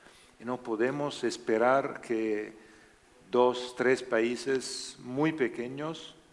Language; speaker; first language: Spanish; non-native, learner; Italian